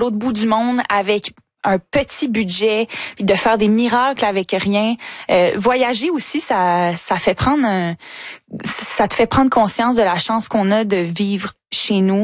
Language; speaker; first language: French; native; French